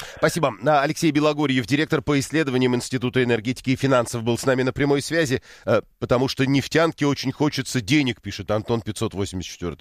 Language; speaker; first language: Russian; native; Russian